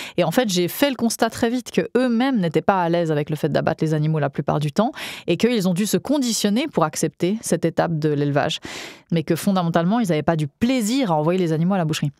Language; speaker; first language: French; native; French